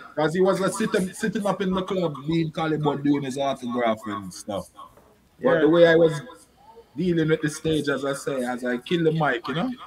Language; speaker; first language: English; non-native, local second language; Jamaican Creole English